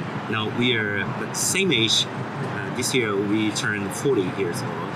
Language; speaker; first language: English; non-native, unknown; Japanese